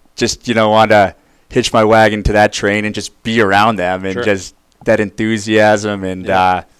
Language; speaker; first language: English; native; English